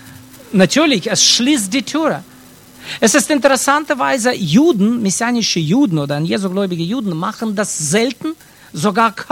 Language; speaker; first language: German; non-native, fluent; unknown